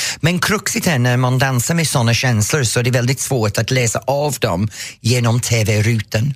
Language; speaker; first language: Swedish; non-native, fluent; English